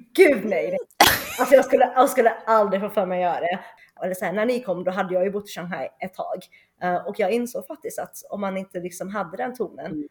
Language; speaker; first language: Swedish; early bilingual, other home language; Chinese